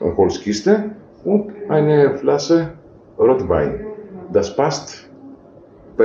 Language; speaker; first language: German; non-native, learner; Greek